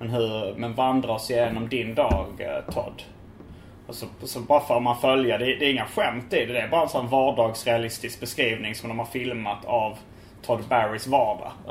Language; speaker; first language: Swedish; native; Swedish